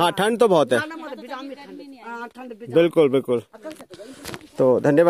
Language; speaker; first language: Hindi; native; Hindi